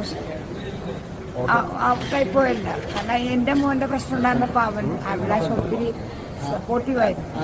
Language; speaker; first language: Malayalam; native; Malayalam